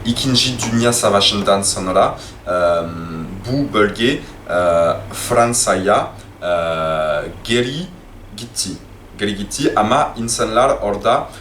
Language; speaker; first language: Turkish; non-native, learner; French